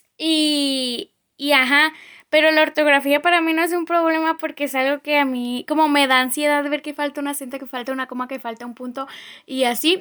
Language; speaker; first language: Spanish; native; Spanish